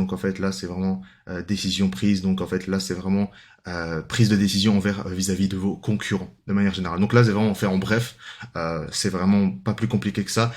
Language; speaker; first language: French; native; French